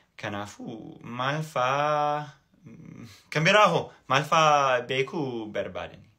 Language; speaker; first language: Oromo; non-native, learner; English